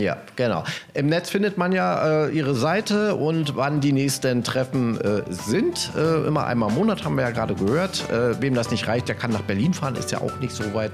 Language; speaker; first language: German; native; German